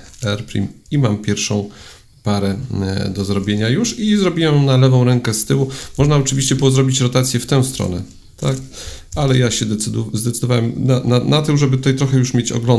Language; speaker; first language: Polish; native; Polish